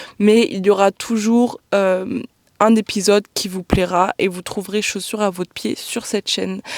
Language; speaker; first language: French; native; French